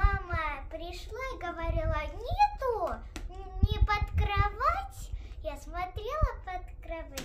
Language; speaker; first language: Russian; early bilingual, heritage; Russian